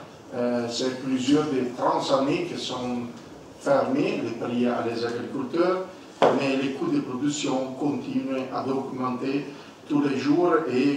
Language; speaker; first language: French; non-native, learner; Italian